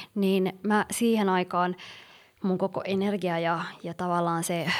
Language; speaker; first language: Finnish; early bilingual, other home language; Somali